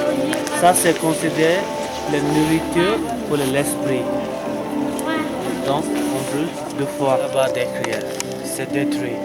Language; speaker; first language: French; non-native, learner; Tibetan